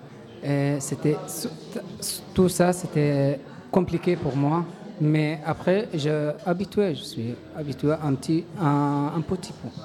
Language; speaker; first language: French; non-native, learner; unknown